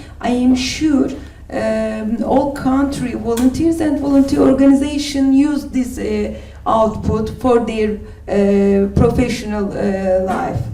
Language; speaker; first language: English; non-native, learner; Turkish